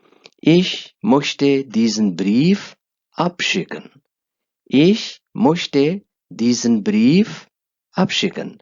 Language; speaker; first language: German; non-native, fluent; Urdu